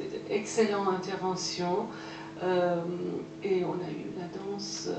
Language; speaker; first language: French; non-native, fluent; Persian